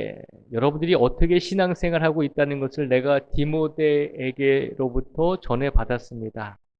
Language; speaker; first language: Korean; native; Korean